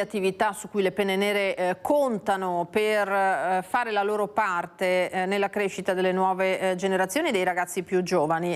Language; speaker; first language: Italian; native; Italian